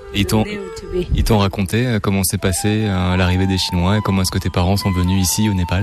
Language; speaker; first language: French; native; French